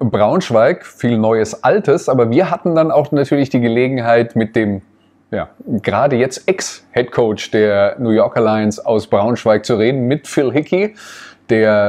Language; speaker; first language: German; native; German